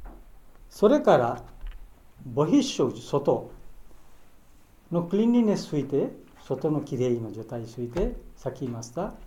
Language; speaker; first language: Japanese; non-native, learner; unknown